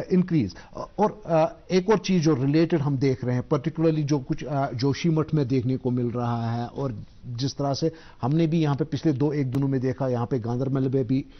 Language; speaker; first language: Hindi; non-native, local second language; Kashmiri